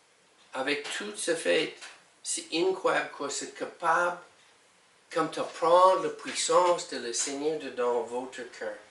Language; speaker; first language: French; non-native, learner; English